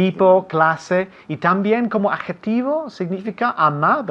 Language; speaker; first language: Spanish; non-native, fluent; English